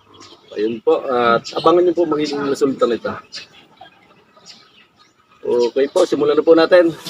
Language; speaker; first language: Filipino; native; Filipino